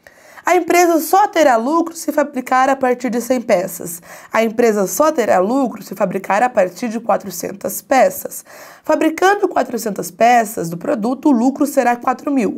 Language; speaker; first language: Portuguese; native; Portuguese